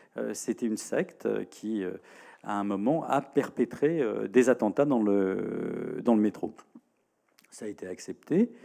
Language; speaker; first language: French; native; French